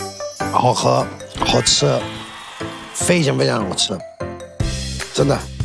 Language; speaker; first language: Chinese; non-native, learner; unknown